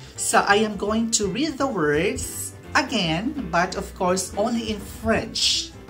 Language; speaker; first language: English; non-native, local second language; Filipino